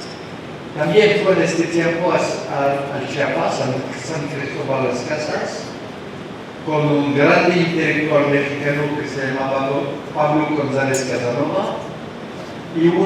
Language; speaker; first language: Spanish; non-native, learner; French